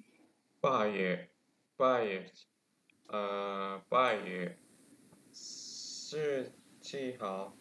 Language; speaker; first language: Chinese; non-native, learner; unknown